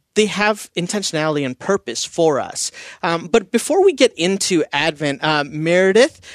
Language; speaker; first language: English; early bilingual, other home language; Hindi